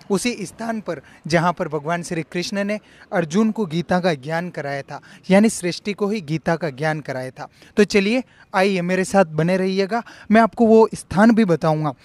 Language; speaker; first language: Hindi; native; Hindi